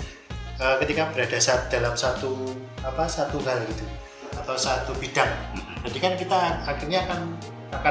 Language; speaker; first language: Indonesian; non-native, local second language; Javanese